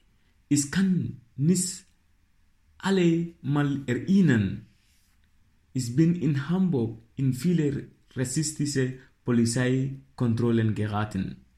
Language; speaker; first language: German; non-native, learner; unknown